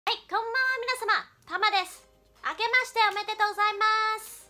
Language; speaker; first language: Japanese; non-native, fluent; Chinese